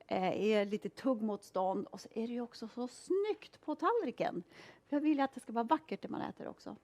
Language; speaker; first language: Swedish; native; Swedish